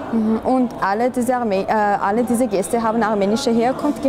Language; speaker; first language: German; non-native, fluent; Armenian